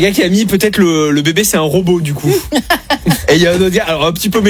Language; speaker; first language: French; native; French